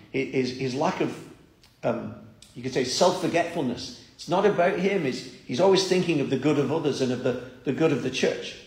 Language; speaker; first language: English; native; English